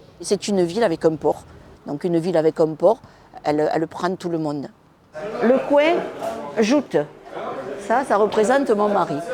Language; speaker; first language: French; early bilingual, other home language; Spanish